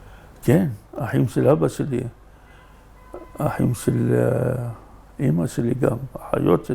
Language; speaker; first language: Hebrew; native; Hebrew